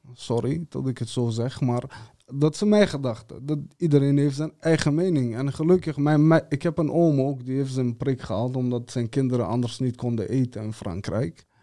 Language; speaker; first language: Dutch; early bilingual, other home language; Serbian